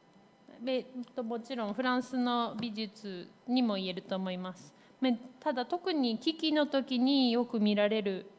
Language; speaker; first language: French; non-native, fluent; Japanese